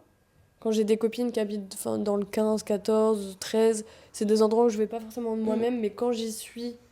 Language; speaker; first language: French; native; French